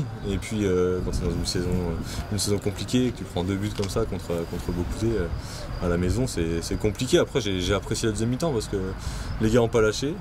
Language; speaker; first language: French; native; French